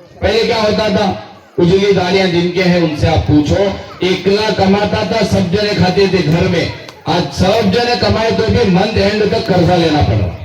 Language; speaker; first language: Urdu; native; Urdu